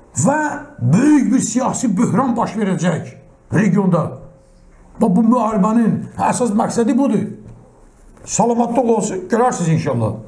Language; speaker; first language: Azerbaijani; non-native, local second language; Talysh